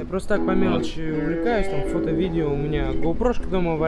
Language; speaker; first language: Russian; native; Russian